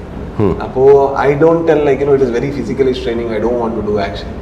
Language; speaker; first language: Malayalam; non-native, learner; Kannada